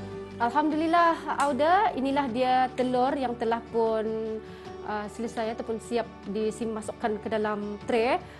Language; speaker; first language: Malay; native; Malay